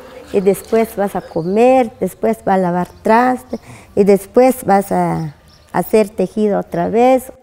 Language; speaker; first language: Spanish; non-native, local second language; Kaqchikel